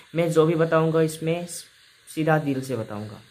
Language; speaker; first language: Hindi; non-native, local second language; Assamese